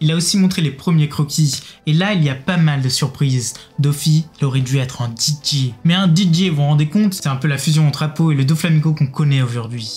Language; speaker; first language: French; native; French